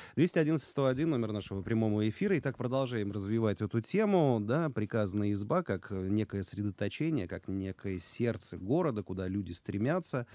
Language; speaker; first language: Russian; native; Russian